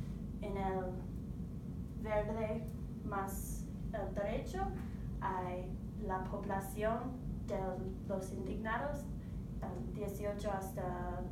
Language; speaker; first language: Spanish; non-native, learner; English